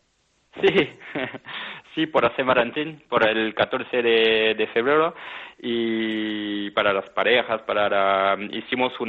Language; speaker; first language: Spanish; non-native, fluent; French